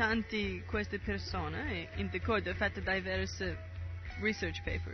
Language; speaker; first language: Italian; non-native, learner; English